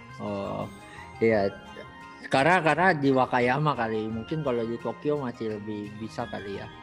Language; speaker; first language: Indonesian; native; Indonesian